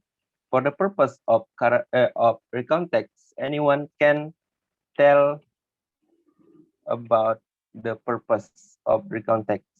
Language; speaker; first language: English; non-native, learner; Indonesian